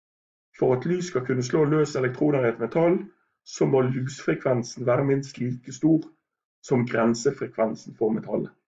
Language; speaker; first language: Norwegian; native; Norwegian